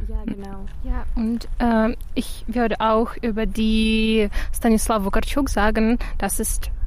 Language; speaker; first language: German; non-native, fluent; Ukrainian